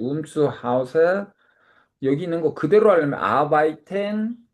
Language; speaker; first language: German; non-native, fluent; Korean